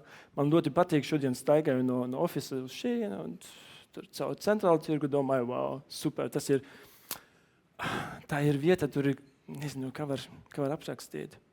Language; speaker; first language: Latvian; non-native, learner; German